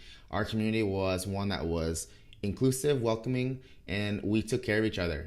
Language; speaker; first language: English; native; English